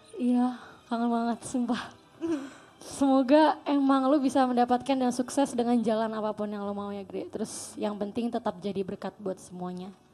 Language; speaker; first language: Indonesian; native; Indonesian